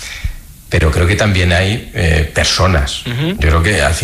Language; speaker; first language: Spanish; native; Spanish